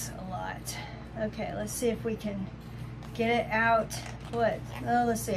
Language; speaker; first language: English; native; English